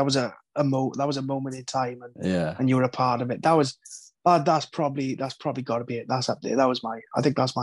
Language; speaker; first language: English; native; English